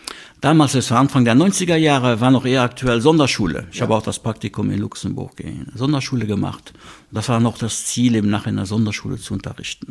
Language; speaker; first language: German; non-native, local second language; Luxembourgish